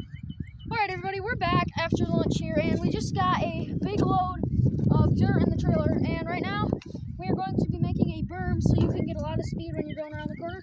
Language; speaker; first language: English; native; English